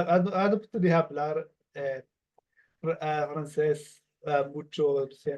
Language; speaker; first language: Spanish; non-native, learner; German